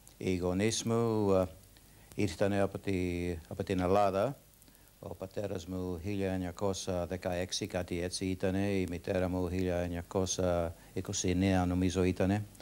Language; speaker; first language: Greek; early bilingual, heritage; Greek